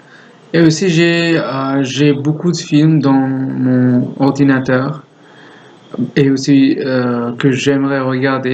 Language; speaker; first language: French; non-native, learner; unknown